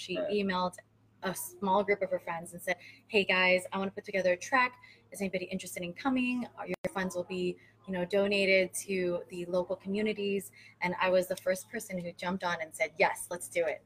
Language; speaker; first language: English; native; English